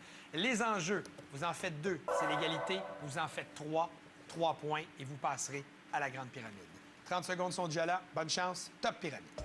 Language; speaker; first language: French; native; French